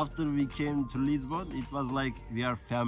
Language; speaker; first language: English; non-native, fluent; Turkish